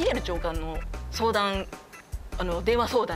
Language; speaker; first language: Japanese; native; Japanese